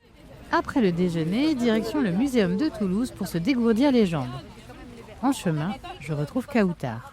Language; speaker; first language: French; native; French